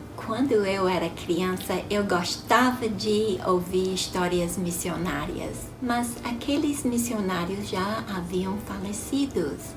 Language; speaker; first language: Portuguese; non-native, fluent; English